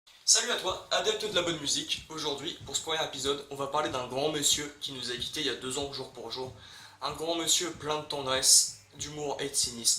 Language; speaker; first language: French; native; French